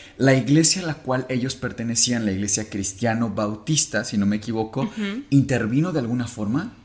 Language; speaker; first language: Spanish; native; Spanish